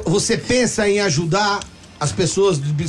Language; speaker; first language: Portuguese; native; Portuguese